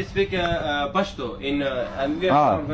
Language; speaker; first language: English; non-native, learner; Pashto